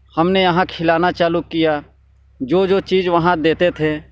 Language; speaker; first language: Hindi; native; Hindi